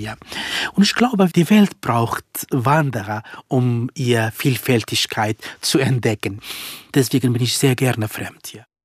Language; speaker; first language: German; non-native, fluent; Kurdish